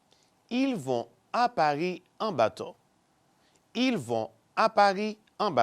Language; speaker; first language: French; non-native, fluent; Spanish